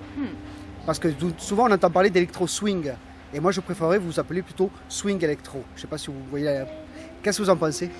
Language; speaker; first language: French; native; French